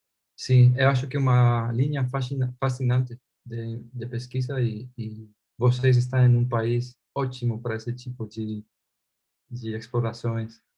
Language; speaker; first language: Portuguese; non-native, fluent; Spanish